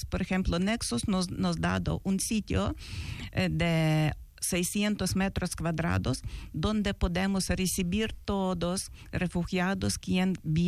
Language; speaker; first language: Spanish; non-native, learner; Ukrainian